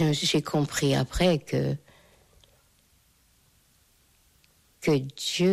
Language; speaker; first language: French; non-native, fluent; Hungarian